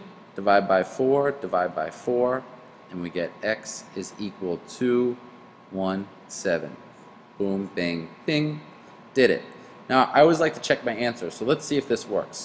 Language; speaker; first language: English; native; English